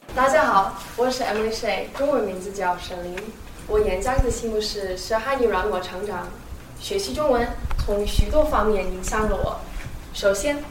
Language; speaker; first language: Chinese; non-native, fluent; English